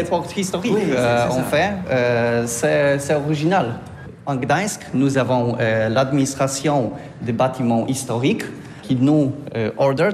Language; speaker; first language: French; non-native, learner; Polish